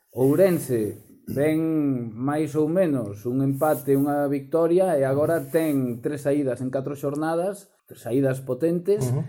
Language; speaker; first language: Galician; native; Galician